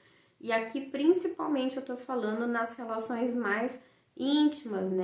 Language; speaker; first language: Portuguese; native; Portuguese